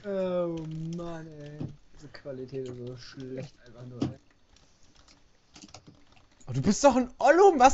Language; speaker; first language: German; native; German